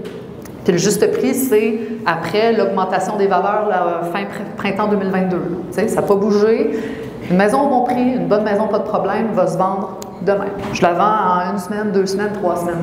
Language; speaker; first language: French; native; French